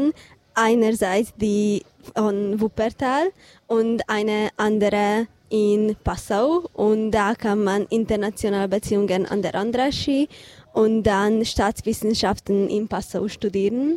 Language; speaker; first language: German; non-native, fluent; Hungarian